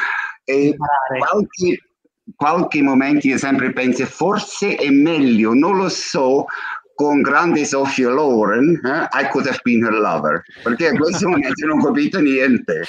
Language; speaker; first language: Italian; non-native, learner; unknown